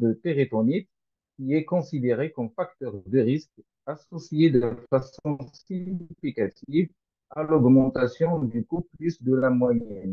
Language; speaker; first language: French; non-native, local second language; Arabic